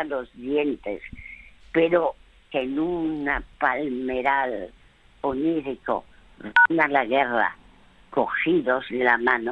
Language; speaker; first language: Spanish; early bilingual, other home language; French